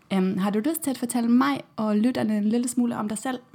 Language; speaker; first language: Danish; non-native, fluent; German